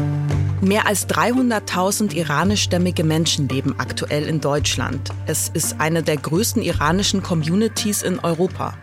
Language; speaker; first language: German; native; German